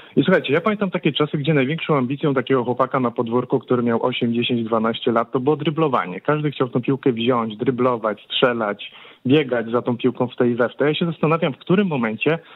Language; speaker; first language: Polish; native; Polish